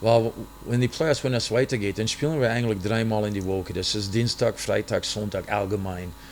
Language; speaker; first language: German; non-native, fluent; English